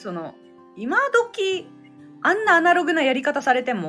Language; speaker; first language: Japanese; native; Japanese